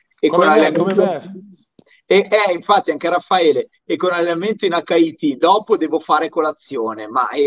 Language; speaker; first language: Italian; native; Italian